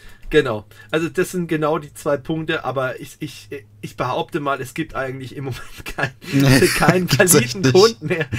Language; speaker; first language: German; native; German